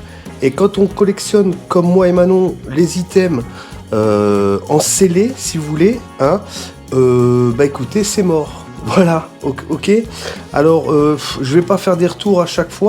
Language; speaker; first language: French; native; French